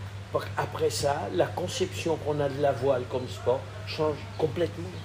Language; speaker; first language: French; non-native, fluent; Portuguese